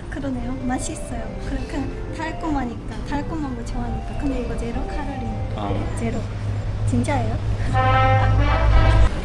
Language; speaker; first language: Korean; non-native, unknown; Japanese